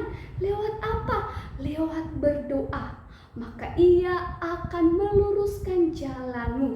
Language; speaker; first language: Indonesian; native; Indonesian